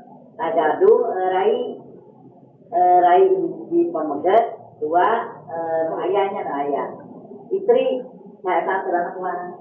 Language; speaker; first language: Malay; non-native, local second language; Sundanese